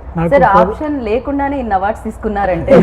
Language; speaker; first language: Telugu; native; Telugu